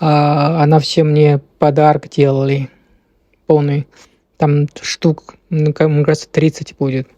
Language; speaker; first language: Russian; non-native, learner; Chinese